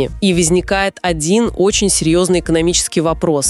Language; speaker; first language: Russian; native; Russian